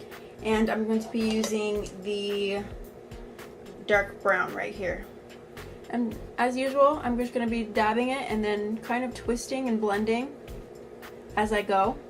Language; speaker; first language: English; native; English